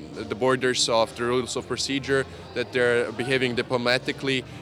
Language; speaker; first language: English; non-native, fluent; Serbian